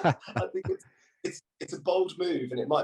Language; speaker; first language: English; native; English